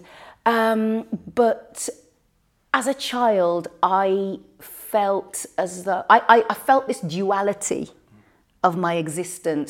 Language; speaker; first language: English; native; English